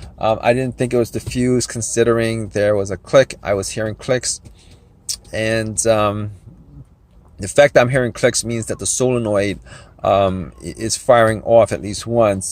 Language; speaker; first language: English; native; English